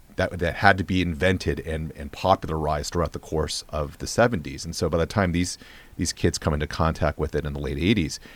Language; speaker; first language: English; native; English